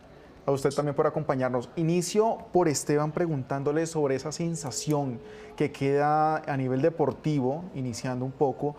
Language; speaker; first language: Spanish; native; Spanish